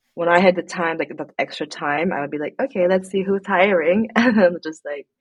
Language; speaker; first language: English; non-native, local second language; Filipino